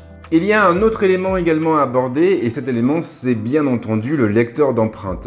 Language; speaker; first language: French; native; French